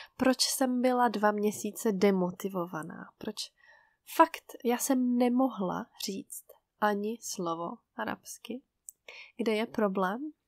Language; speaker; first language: Czech; native; Czech